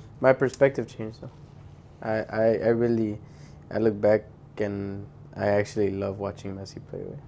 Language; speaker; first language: English; early bilingual, other home language; Spanish